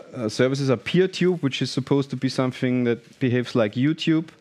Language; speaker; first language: English; non-native, fluent; German